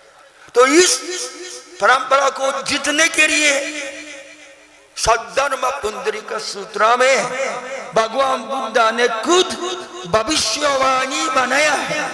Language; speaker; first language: Hindi; non-native, learner; Japanese